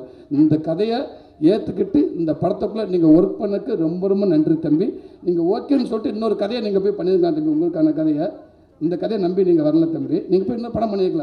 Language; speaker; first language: Tamil; native; Tamil